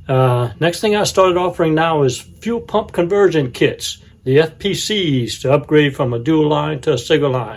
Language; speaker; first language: English; native; English